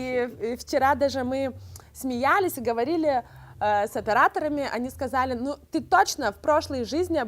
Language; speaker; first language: Russian; non-native, fluent; Lithuanian